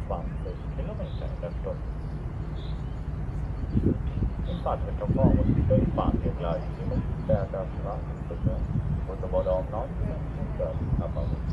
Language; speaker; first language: German; native; German